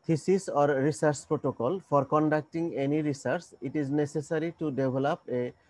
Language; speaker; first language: English; non-native, local second language; Bangla